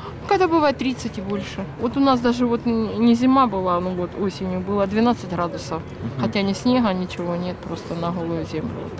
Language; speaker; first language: Russian; native; Russian